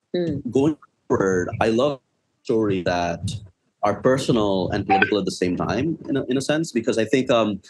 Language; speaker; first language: English; non-native, local second language; Bangla